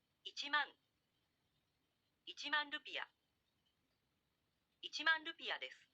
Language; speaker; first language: Japanese; non-native, learner; Indonesian